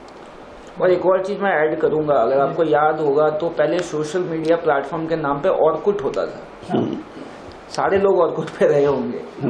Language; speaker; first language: Hindi; native; Hindi